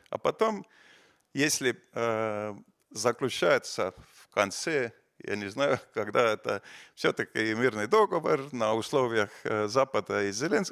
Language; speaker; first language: Russian; non-native, fluent; Estonian